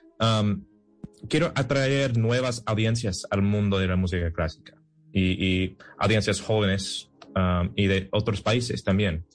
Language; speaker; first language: Spanish; non-native, fluent; English